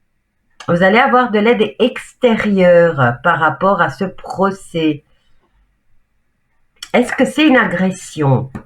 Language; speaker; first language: French; native; French